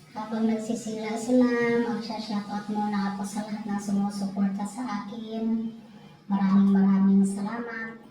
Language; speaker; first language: Filipino; native; Filipino